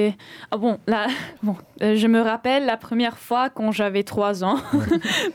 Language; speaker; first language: French; early bilingual, other home language; Spanish